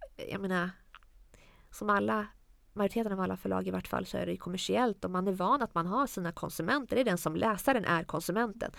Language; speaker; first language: Swedish; early bilingual, other home language; Arabic